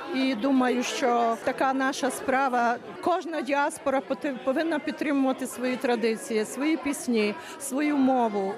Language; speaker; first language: Ukrainian; native; Ukrainian